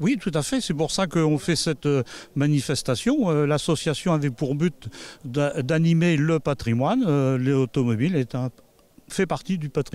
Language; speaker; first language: French; native; French